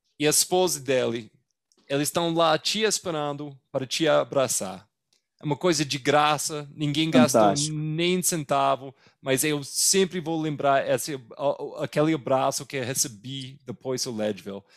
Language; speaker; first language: Portuguese; non-native, fluent; English